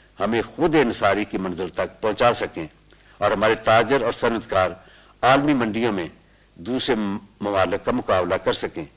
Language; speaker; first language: Urdu; non-native, local second language; Punjabi